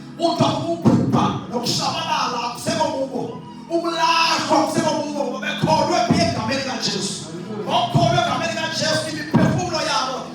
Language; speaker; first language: Zulu; non-native, local second language; Xhosa